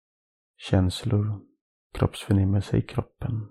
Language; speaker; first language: Swedish; non-native, fluent; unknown